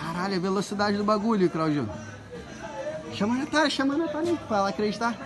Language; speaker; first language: Portuguese; native; Portuguese